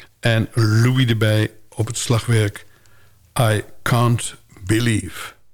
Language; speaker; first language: Dutch; native; Dutch